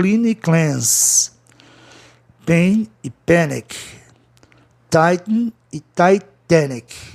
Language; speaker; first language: English; non-native, fluent; Portuguese